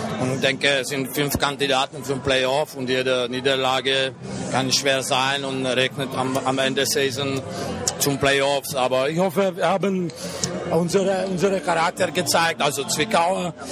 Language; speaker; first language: German; non-native, fluent; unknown